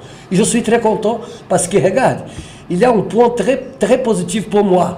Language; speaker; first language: French; non-native, fluent; Portuguese